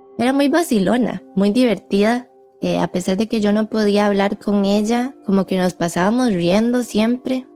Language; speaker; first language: Spanish; native; Spanish